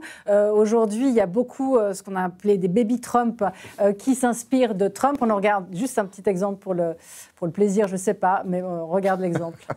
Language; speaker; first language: French; native; French